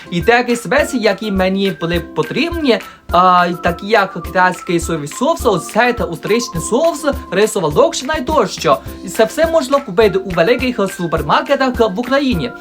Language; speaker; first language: Ukrainian; non-native, fluent; Chinese